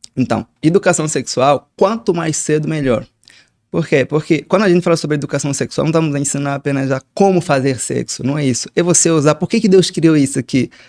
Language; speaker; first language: Portuguese; native; Portuguese